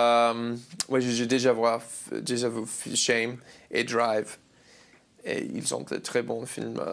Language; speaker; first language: French; non-native, learner; English